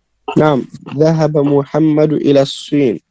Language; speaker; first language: Arabic; non-native, learner; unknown